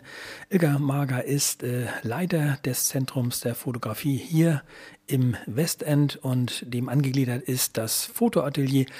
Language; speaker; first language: German; native; German